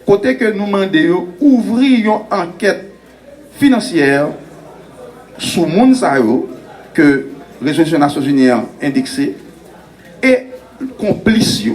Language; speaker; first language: French; non-native, local second language; Haitian Creole